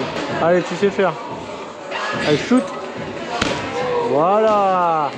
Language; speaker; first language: French; native; French